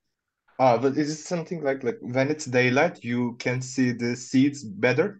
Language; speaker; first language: English; non-native, fluent; Turkish